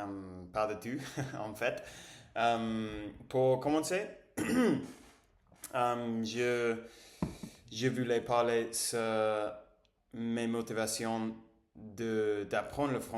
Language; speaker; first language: French; non-native, learner; English